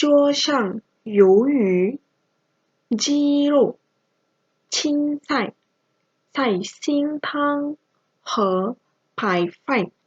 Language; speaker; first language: Chinese; non-native, local second language; Malay